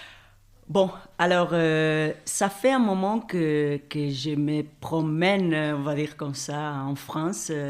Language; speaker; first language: French; non-native, fluent; Spanish